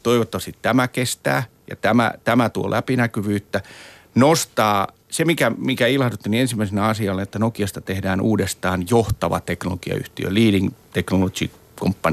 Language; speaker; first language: Finnish; native; Finnish